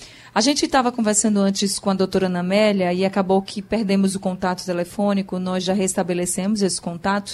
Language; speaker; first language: Portuguese; native; Portuguese